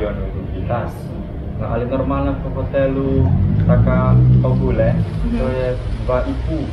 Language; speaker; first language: Polish; non-native, learner; Balinese